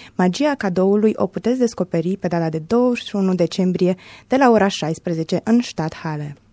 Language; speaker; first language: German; non-native, fluent; Romanian